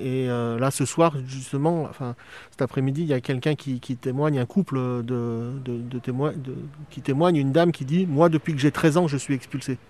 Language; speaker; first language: French; native; French